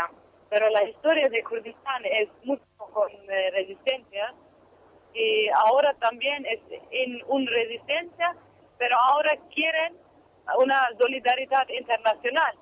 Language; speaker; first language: Spanish; non-native, learner; Kurdish